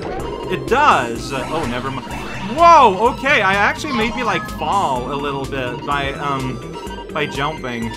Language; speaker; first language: English; native; English